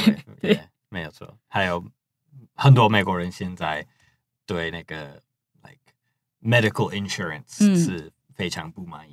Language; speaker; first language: Chinese; non-native, fluent; English